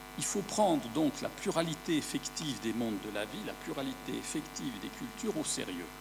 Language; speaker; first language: French; native; French